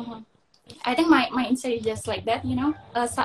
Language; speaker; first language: English; non-native, local second language; Indonesian